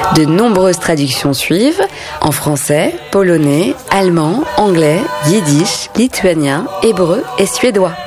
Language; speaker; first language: French; native; French